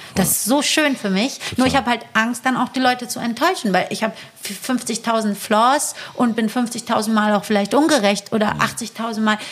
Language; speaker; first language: German; early bilingual, other home language; Persian